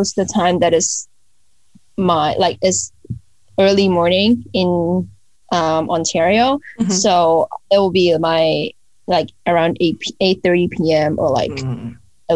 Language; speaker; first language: English; non-native, local second language; Cantonese